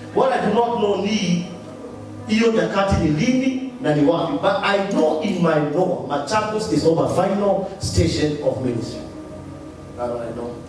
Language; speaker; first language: English; non-native, local second language; Swahili